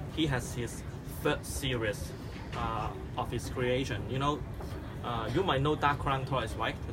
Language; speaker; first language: English; non-native, local second language; Cantonese